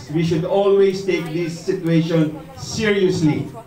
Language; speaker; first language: English; non-native, local second language; Filipino